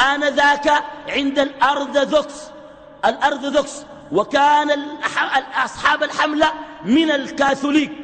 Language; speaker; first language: Arabic; native; Arabic